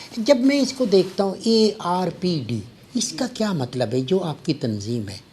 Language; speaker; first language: Urdu; native; Urdu